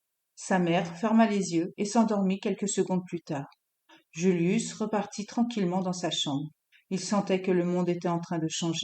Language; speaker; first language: French; native; French